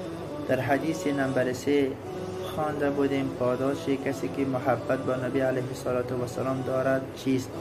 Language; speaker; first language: Persian; native; Persian